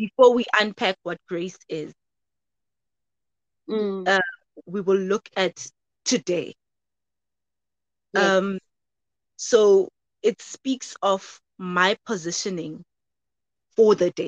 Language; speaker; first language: English; non-native, local second language; Zulu